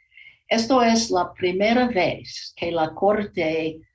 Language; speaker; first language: Spanish; non-native, learner; English